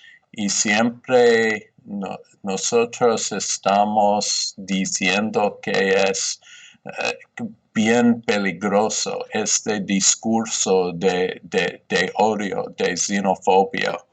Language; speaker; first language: Spanish; non-native, fluent; English